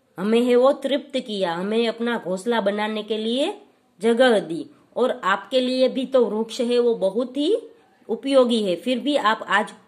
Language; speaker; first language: Hindi; non-native, local second language; Gujarati